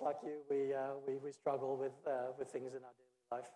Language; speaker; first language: English; native; English